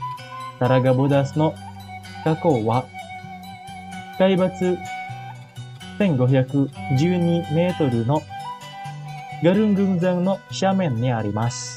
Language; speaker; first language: Japanese; non-native, fluent; Indonesian